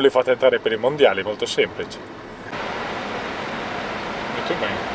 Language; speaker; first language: Italian; native; Italian